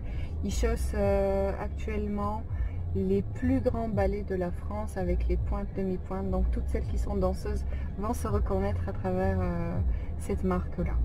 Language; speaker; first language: French; native; French